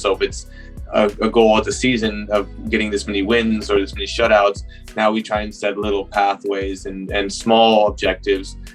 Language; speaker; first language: English; native; English